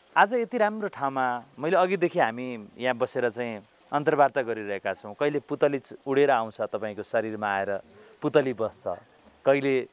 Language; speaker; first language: Nepali; native; Nepali